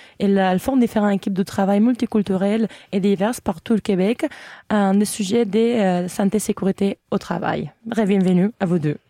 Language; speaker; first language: French; non-native, fluent; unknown